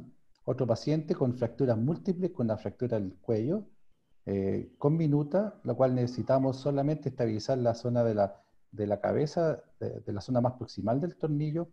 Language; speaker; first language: Spanish; native; Spanish